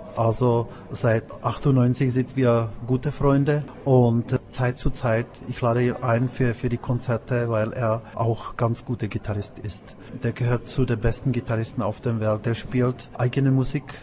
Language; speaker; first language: German; non-native, fluent; Czech